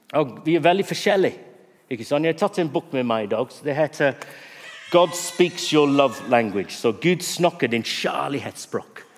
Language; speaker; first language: Norwegian; non-native, fluent; English